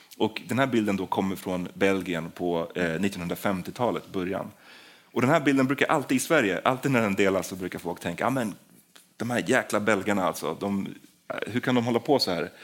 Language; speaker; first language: Swedish; native; Swedish